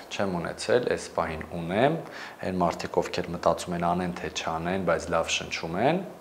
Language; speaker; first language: Armenian; native; Armenian